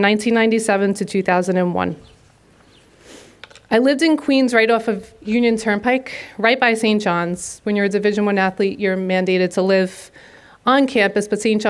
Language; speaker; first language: English; native; English